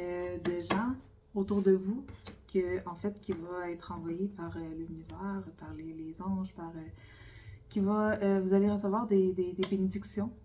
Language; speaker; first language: French; native; French